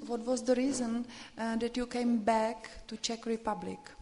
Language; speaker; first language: English; non-native, fluent; Czech